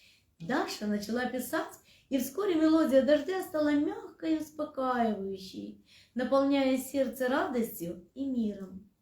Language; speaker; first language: Russian; native; Russian